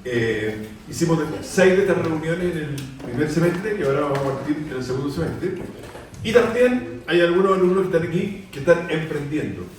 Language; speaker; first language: Spanish; native; Spanish